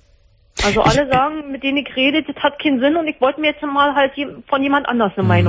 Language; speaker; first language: German; native; German